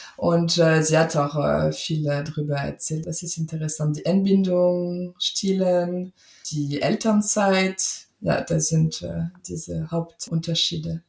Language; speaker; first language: German; non-native, fluent; French